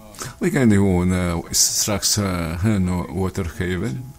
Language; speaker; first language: Dutch; non-native, learner; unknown